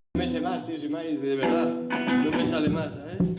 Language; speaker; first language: Spanish; native; Spanish